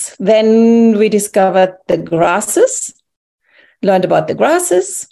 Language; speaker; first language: English; non-native, fluent; German